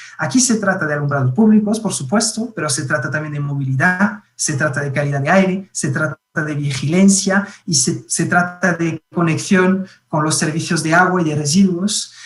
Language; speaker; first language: Spanish; non-native, fluent; French